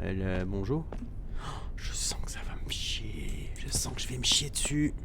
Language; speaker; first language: French; native; French